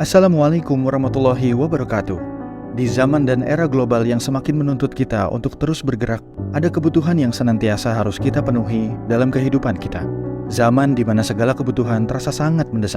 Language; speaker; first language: Indonesian; native; Indonesian